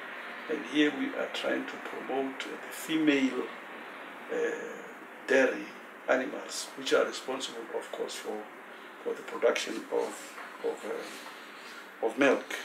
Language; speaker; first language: English; non-native, local second language; Tswana